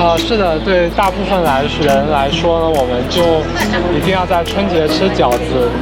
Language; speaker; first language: Chinese; native; Chinese